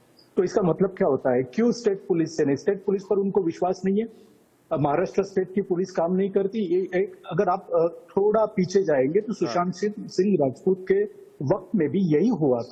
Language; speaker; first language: Hindi; native; Hindi